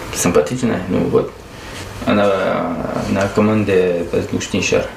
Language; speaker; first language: Russian; non-native, learner; French